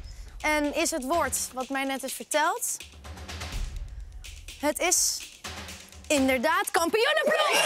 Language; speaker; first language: Dutch; native; Dutch